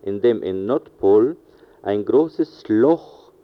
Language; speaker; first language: German; non-native, fluent; Spanish